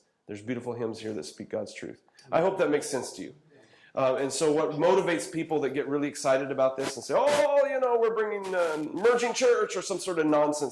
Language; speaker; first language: English; native; English